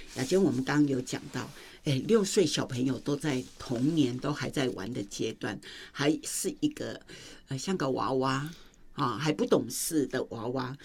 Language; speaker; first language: Chinese; native; Chinese